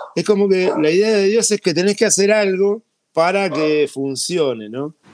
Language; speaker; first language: Spanish; native; Spanish